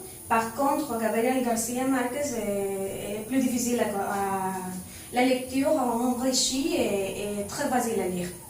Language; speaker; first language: French; non-native, learner; Spanish